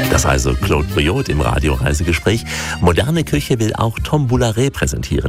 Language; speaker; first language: German; native; German